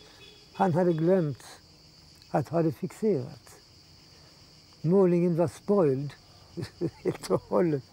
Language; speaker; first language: Swedish; early bilingual, heritage; Swedish